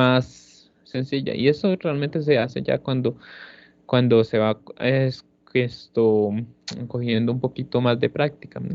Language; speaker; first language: Spanish; native; Spanish